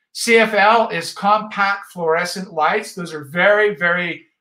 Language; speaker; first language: English; native; English